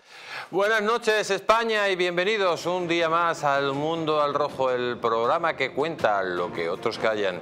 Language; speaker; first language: Spanish; native; Spanish